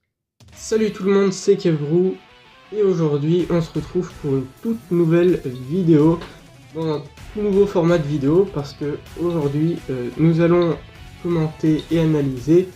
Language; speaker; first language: French; native; French